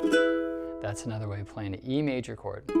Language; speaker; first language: English; native; English